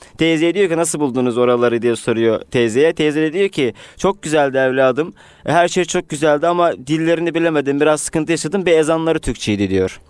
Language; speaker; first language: Turkish; native; Turkish